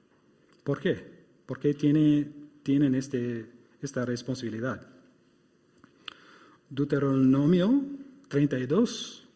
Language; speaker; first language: Spanish; non-native, fluent; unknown